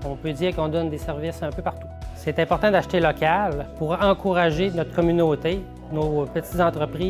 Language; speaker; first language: French; native; French